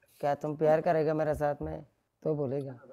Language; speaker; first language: Hindi; non-native, learner; Bangla